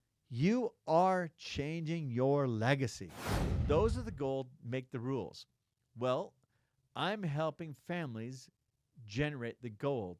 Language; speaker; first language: English; native; English